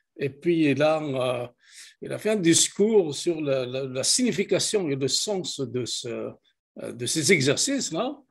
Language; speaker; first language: French; non-native, local second language; Kabyle